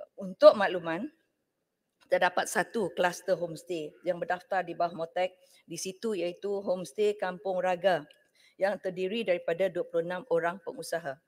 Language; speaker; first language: Malay; native; Malay